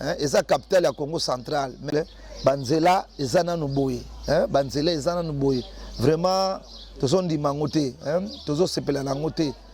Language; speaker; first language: Lingala; non-native, local second language; Kongo